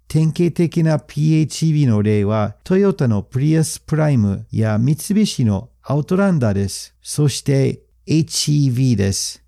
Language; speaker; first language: Japanese; non-native, fluent; English